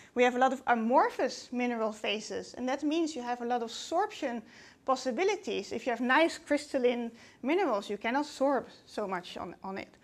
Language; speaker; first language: English; non-native, fluent; Dutch